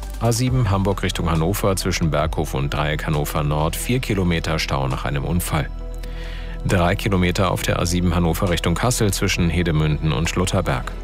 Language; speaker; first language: German; native; German